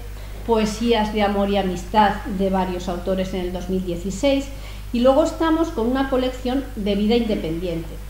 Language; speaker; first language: Spanish; native; Spanish